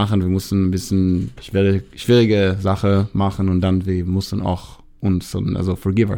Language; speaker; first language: German; non-native, learner; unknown